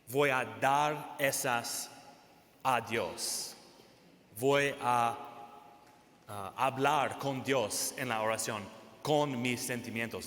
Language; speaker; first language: Spanish; non-native, fluent; English